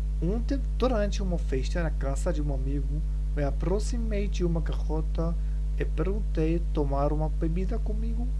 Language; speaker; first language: Portuguese; non-native, learner; German